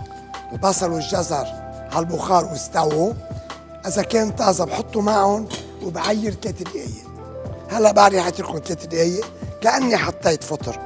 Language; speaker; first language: Arabic; native; Arabic